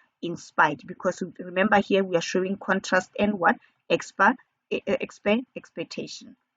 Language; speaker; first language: English; non-native, local second language; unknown